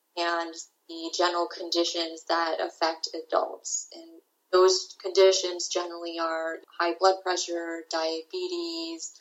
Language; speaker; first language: English; native; English